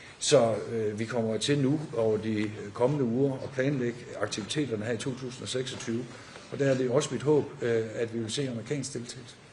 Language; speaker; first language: Danish; native; Danish